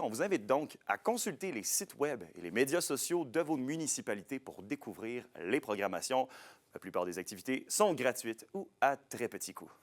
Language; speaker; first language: French; native; French